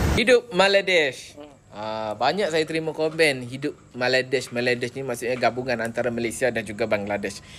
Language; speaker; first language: Malay; native; Malay